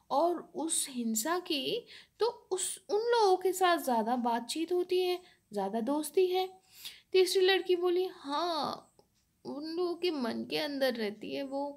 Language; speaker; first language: Hindi; non-native, local second language; Bangla